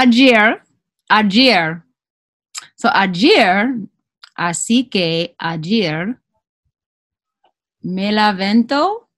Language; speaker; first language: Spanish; non-native, learner; English